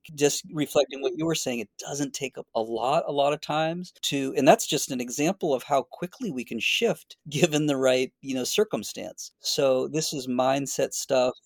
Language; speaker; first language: English; native; English